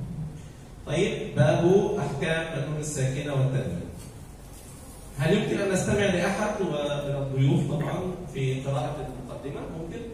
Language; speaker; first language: Indonesian; non-native, learner; Arabic